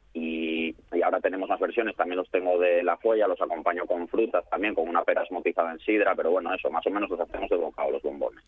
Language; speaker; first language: Spanish; native; Spanish